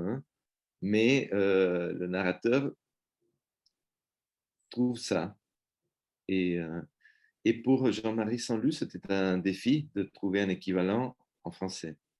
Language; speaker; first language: French; non-native, fluent; Spanish